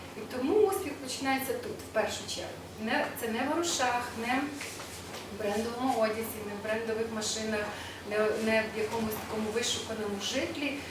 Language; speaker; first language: Ukrainian; native; Ukrainian